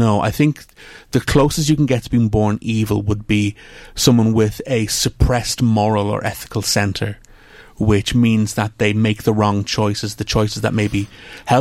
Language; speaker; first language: English; native; English